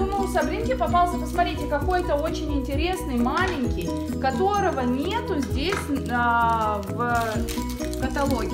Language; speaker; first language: Russian; native; Russian